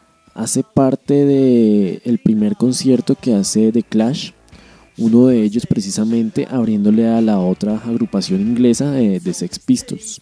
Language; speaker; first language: Spanish; native; Spanish